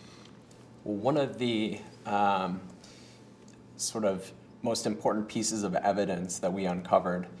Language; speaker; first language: English; native; English